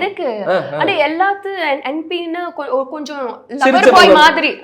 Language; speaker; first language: Tamil; non-native, learner; Telugu